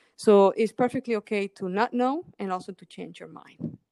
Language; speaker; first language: English; non-native, fluent; Spanish